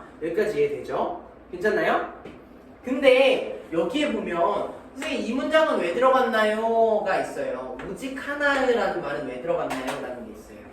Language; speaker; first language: Korean; native; Korean